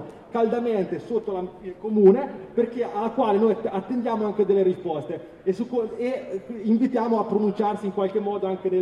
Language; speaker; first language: Italian; native; Italian